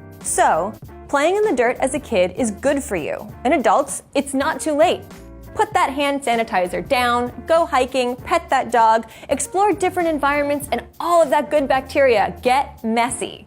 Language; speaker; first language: English; native; English